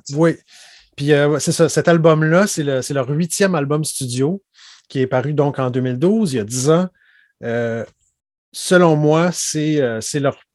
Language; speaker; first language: French; native; French